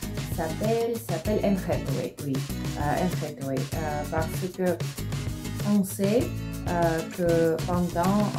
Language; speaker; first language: French; non-native, fluent; Russian